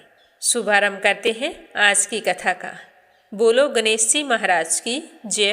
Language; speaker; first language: Hindi; native; Hindi